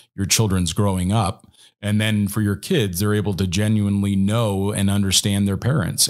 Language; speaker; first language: English; native; English